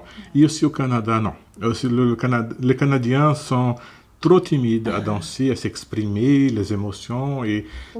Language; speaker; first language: French; non-native, fluent; Portuguese